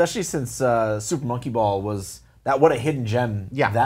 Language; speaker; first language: English; native; English